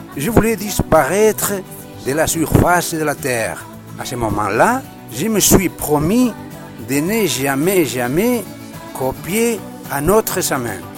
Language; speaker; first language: French; non-native, learner; Spanish